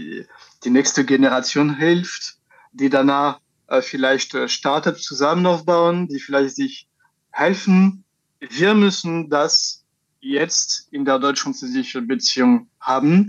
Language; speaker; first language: German; non-native, fluent; French